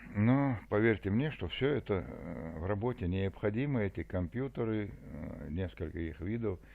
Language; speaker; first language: Russian; non-native, local second language; Chechen